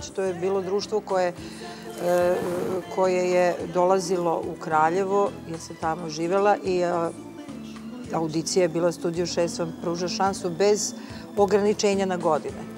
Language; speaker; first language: Serbian; native; Serbian